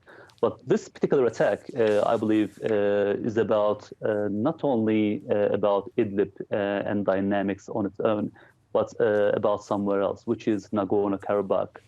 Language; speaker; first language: English; non-native, fluent; Turkish